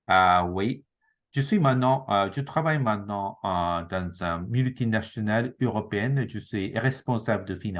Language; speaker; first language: French; non-native, fluent; Japanese